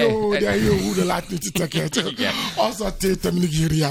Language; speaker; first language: Hungarian; non-native, fluent; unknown